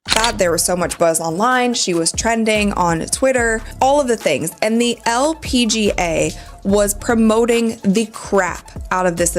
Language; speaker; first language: English; native; English